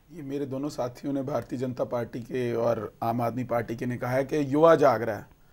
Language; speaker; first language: Hindi; native; Hindi